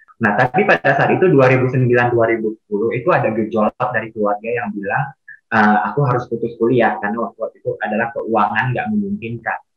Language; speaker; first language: Indonesian; native; Indonesian